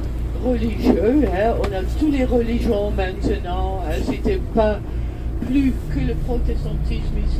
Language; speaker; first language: French; non-native, fluent; Dutch